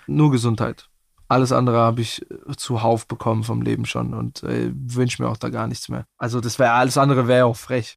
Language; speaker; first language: German; native; German